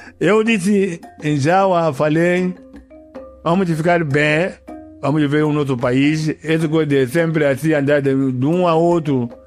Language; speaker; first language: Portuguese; non-native, local second language; Yao